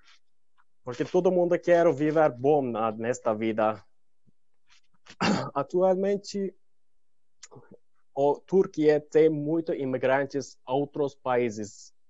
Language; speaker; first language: Portuguese; non-native, learner; Turkish